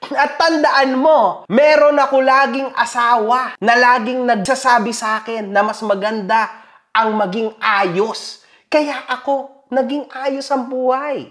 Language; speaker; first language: Filipino; native; Filipino